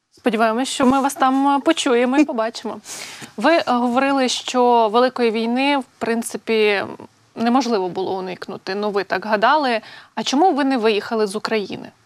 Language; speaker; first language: Ukrainian; native; Ukrainian